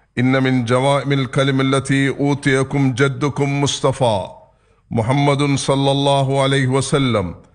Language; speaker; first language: Arabic; non-native, fluent; Tamil